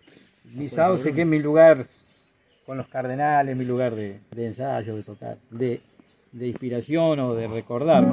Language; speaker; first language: Spanish; native; Spanish